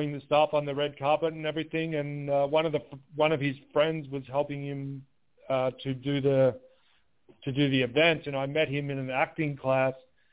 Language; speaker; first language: English; native; English